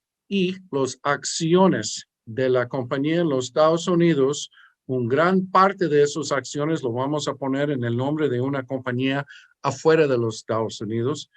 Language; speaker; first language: Spanish; early bilingual, heritage; English